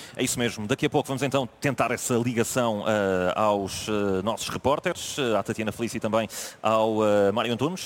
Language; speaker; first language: Portuguese; native; Portuguese